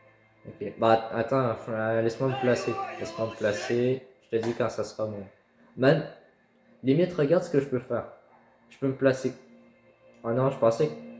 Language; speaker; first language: French; native; French